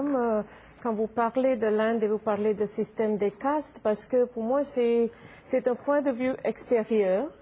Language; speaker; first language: French; non-native, fluent; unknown